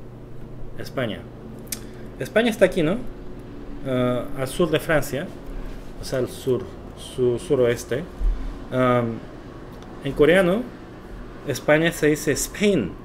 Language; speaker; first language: Spanish; non-native, fluent; Korean